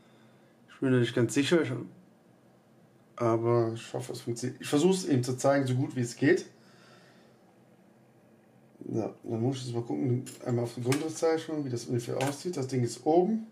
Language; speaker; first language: German; native; German